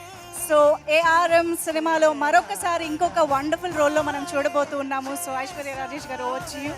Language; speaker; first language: Telugu; native; Telugu